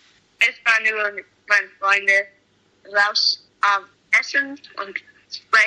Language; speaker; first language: German; non-native, learner; English